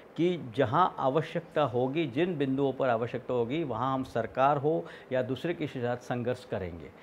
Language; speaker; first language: Hindi; non-native, local second language; Gujarati